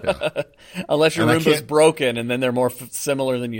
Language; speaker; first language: English; native; English